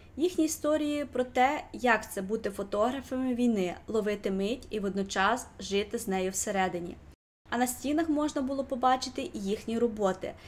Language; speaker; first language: Ukrainian; native; Ukrainian